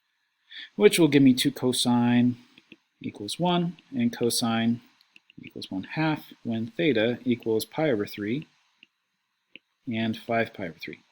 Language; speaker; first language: English; native; English